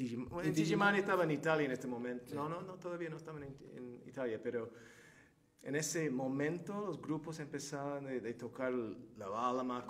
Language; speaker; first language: Spanish; non-native, fluent; Turkish